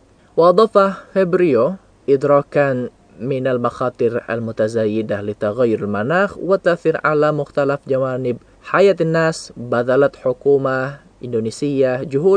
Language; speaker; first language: Arabic; non-native, fluent; Indonesian